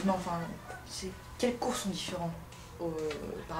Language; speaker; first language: French; native; French